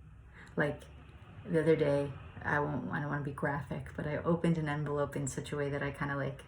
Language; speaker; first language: English; native; English